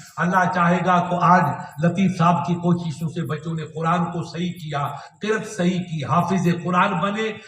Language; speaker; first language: Urdu; non-native, local second language; Sindhi